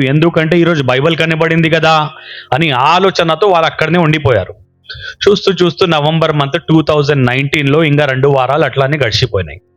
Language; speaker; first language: Telugu; non-native, local second language; Urdu